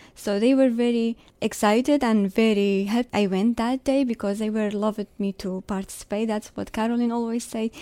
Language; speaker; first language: English; non-native, fluent; Arabic